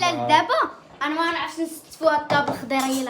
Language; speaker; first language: Arabic; native; Arabic